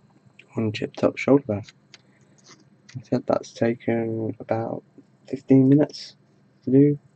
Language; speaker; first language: English; native; English